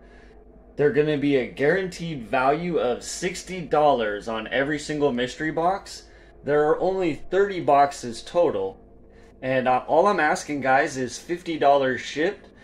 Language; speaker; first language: English; native; English